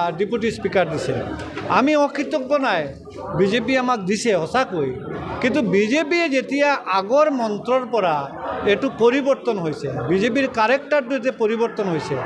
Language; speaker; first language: Assamese; non-native, local second language; Bangla